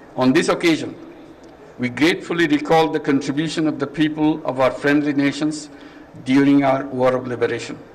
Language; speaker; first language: English; non-native, local second language; Bangla